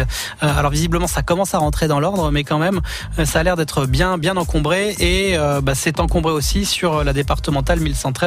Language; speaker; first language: French; native; French